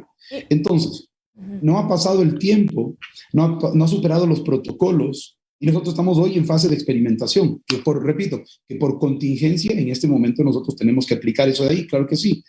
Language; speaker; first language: Spanish; native; Spanish